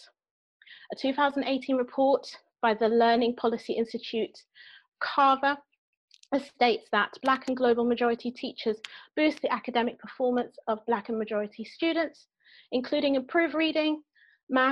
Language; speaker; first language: English; native; English